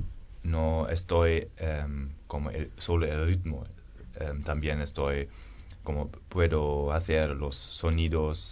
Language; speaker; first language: Spanish; non-native, learner; German